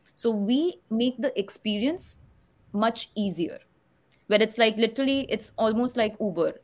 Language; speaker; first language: English; non-native, local second language; Hindi